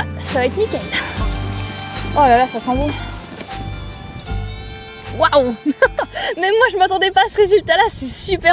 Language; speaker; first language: French; native; French